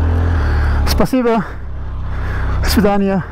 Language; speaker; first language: Russian; non-native, learner; Urdu